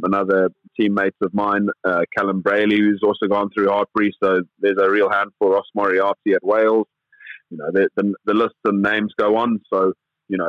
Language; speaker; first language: English; native; English